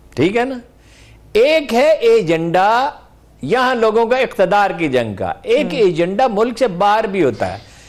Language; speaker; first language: Urdu; native; Urdu